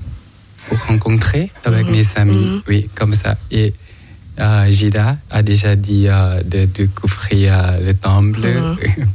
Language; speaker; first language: French; non-native, learner; Thai